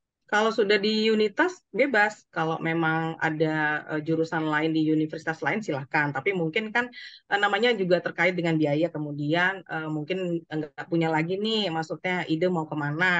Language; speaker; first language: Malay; non-native, fluent; Japanese